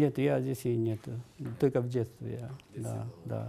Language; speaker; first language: Russian; non-native, fluent; Japanese